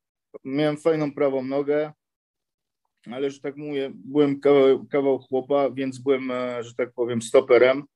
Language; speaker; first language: Polish; early bilingual, heritage; Polish